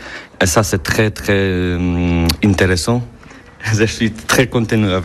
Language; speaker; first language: French; non-native, learner; Polish